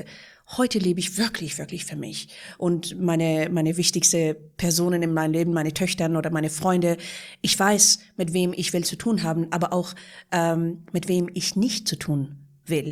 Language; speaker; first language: German; non-native, fluent; Persian